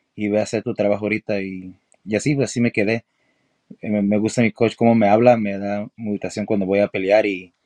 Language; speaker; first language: Spanish; early bilingual, heritage; Spanish